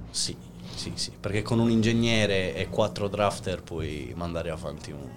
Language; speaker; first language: Italian; native; Italian